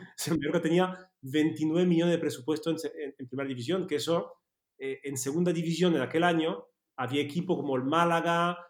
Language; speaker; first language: Spanish; non-native, fluent; French